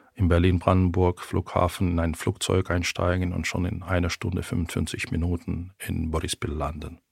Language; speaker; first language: German; non-native, fluent; Ukrainian